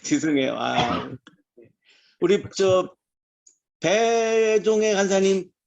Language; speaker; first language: Korean; native; Korean